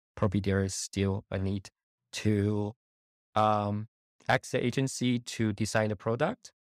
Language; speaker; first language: English; non-native, fluent; Chinese